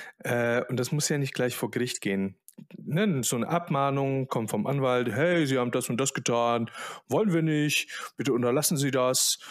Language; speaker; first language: German; early bilingual, other home language; Polish